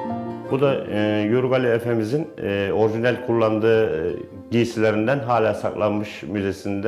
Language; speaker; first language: Turkish; native; Turkish